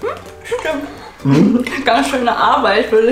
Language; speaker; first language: German; native; German